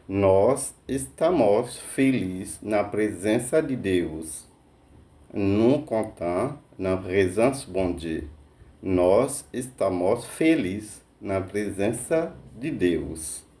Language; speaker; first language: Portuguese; non-native, fluent; Haitian Creole